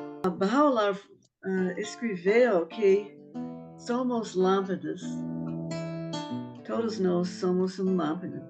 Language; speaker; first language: Portuguese; non-native, fluent; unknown